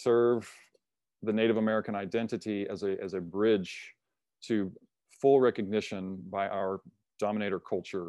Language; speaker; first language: English; native; English